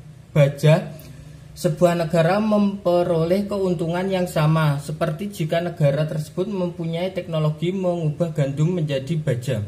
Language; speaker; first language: Indonesian; native; Indonesian